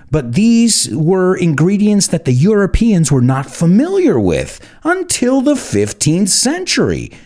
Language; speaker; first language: English; early bilingual, other home language; Spanish